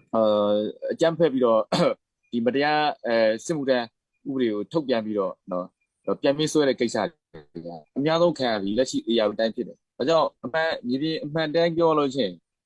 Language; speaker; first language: Burmese; native; Burmese